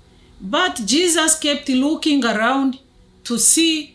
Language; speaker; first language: English; non-native, local second language; Kinyarwanda